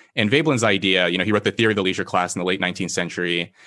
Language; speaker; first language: English; native; English